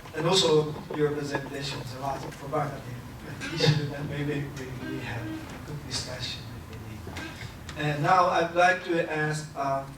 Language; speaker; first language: English; non-native, learner; Japanese